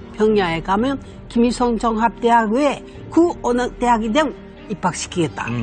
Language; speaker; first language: Korean; early bilingual, heritage; Korean